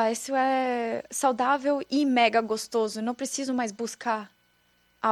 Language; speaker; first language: Portuguese; non-native, fluent; German